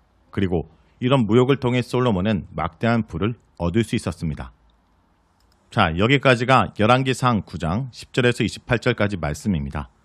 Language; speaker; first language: Korean; native; Korean